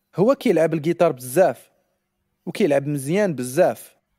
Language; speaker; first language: Arabic; non-native, learner; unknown